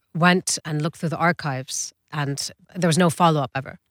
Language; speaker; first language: English; early bilingual, other home language; Dutch